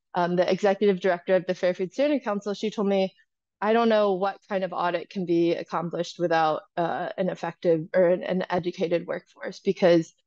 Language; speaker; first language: English; native; English